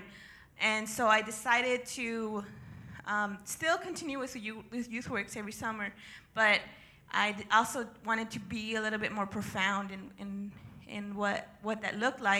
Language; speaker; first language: English; native; English